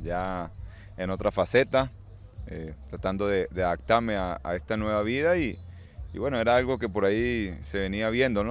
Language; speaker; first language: Spanish; native; Spanish